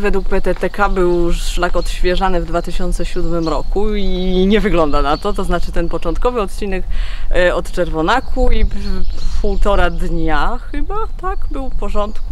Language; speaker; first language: Polish; native; Polish